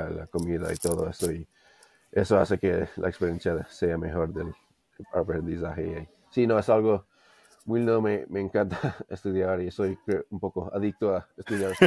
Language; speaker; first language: Spanish; non-native, fluent; English